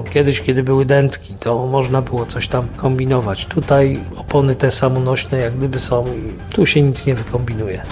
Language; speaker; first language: Polish; native; Polish